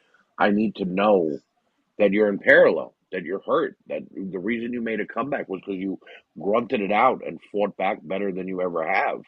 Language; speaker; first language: English; native; English